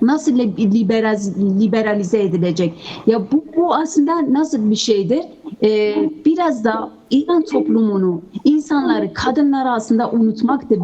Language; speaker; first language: Turkish; non-native, fluent; Kurdish